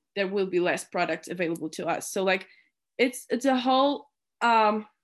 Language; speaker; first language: English; non-native, fluent; Polish